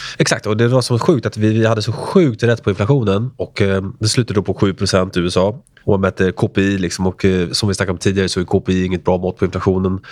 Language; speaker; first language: Swedish; early bilingual, other home language; Spanish